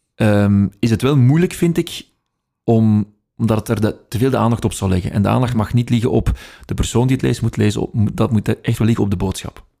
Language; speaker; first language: Dutch; native; Dutch